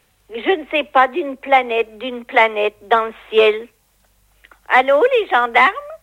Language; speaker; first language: French; native; French